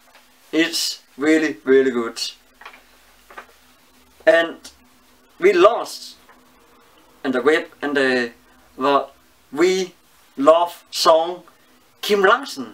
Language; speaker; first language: English; non-native, learner; Danish